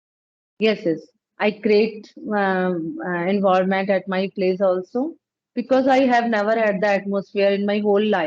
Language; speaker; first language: English; non-native, learner; Punjabi